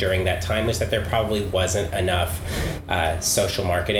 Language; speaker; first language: English; native; English